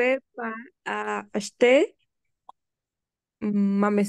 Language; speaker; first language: French; non-native, learner; Spanish